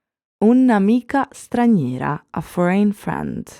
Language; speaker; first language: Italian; non-native, fluent; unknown